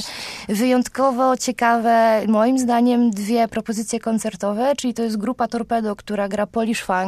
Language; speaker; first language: Polish; native; Polish